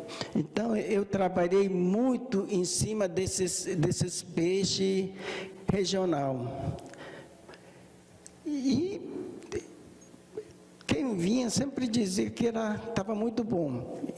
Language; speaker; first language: Portuguese; early bilingual, other home language; Japanese